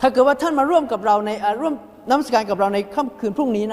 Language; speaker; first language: Thai; native; Thai